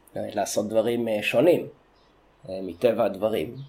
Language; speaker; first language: Hebrew; native; Hebrew